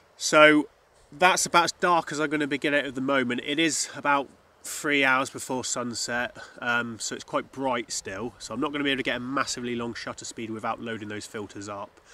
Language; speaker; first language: English; native; English